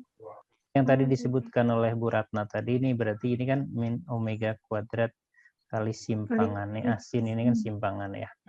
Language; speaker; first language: Indonesian; native; Indonesian